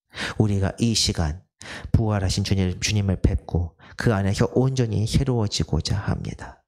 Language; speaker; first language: Korean; native; Korean